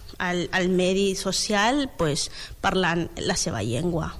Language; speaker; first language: Catalan; non-native, learner; Spanish